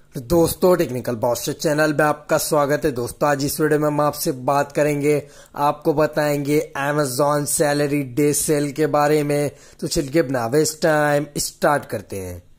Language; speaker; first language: Hindi; native; Hindi